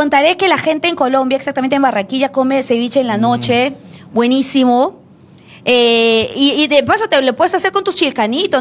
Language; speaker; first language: Spanish; native; Spanish